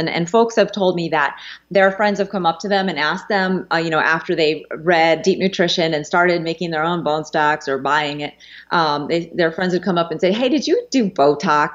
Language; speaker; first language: English; native; English